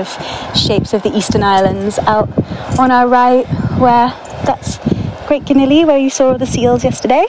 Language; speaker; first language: English; native; English